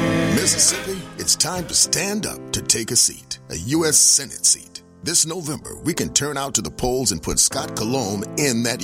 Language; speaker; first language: English; native; English